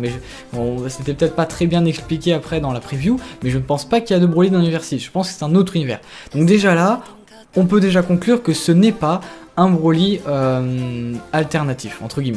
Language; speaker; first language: French; native; French